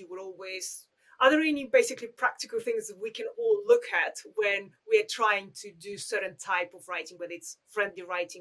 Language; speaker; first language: English; non-native, fluent; Russian